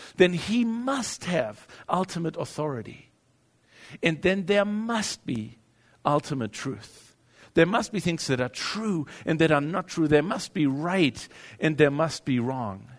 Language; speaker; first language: English; non-native, fluent; German